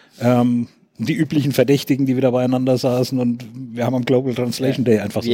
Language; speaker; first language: German; native; German